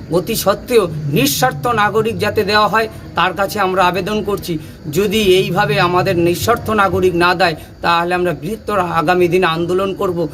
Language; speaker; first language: Bangla; native; Bangla